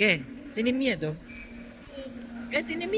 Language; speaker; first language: Spanish; non-native, learner; Filipino